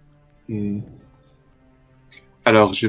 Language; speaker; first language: French; non-native, learner; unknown